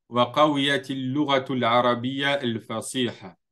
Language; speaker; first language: Arabic; non-native, fluent; French